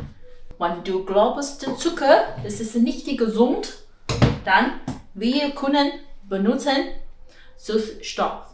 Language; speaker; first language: German; non-native, learner; Chinese